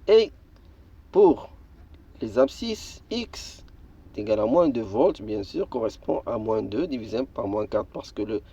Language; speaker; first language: French; non-native, local second language; Arabic